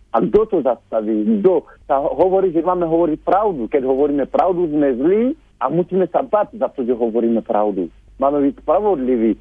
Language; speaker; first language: Slovak; non-native, fluent; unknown